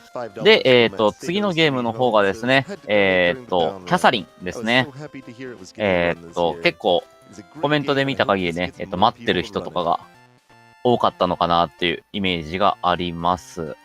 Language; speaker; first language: Japanese; native; Japanese